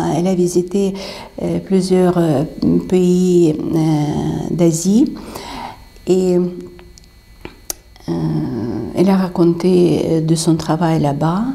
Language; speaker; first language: French; non-native, fluent; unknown